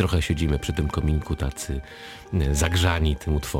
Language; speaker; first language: Polish; native; Polish